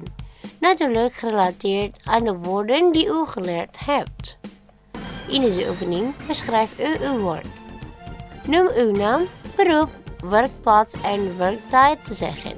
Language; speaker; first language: Dutch; non-native, learner; Indonesian